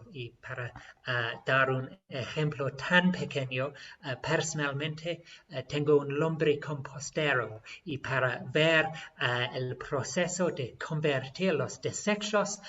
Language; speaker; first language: Spanish; non-native, fluent; English